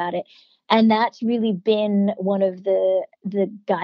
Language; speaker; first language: English; native; English